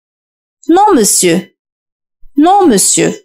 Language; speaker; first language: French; non-native, fluent; Arabic